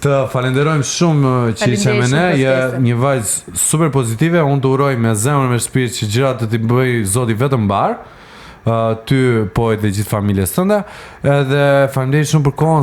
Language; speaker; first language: Albanian; native; Albanian